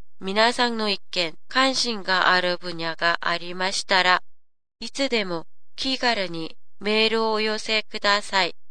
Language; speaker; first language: Japanese; non-native, fluent; Korean